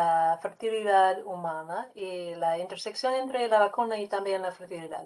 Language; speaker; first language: Spanish; non-native, fluent; English